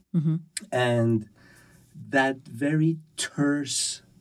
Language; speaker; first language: English; early bilingual, other home language; Persian